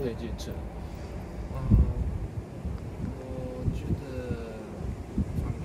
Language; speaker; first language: Chinese; non-native, learner; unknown